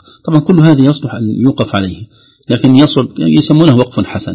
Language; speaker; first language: Arabic; native; Arabic